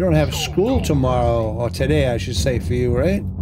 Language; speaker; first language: English; native; English